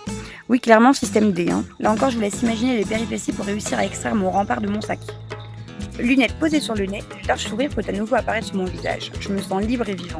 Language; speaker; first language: French; native; French